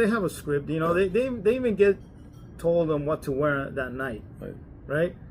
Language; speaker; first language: English; native; English